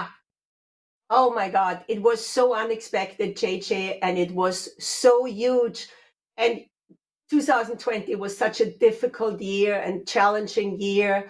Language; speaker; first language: English; non-native, fluent; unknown